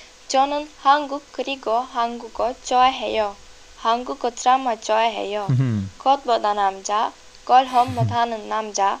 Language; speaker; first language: Korean; non-native, learner; Turkish